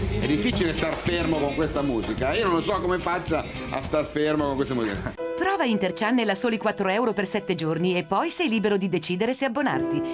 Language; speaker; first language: Italian; native; Italian